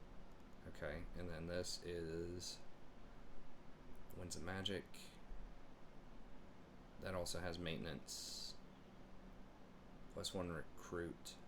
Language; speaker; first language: English; native; English